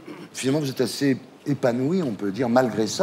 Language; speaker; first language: French; native; French